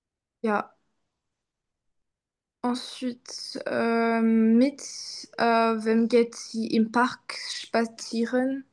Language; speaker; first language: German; non-native, learner; French